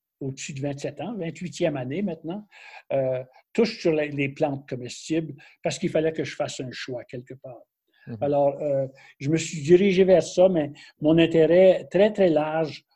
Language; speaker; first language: French; native; French